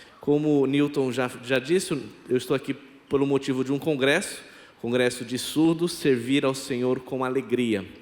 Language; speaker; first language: Portuguese; non-native, local second language; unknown